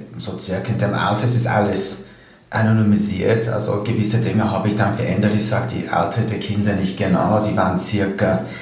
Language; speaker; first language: German; non-native, fluent; English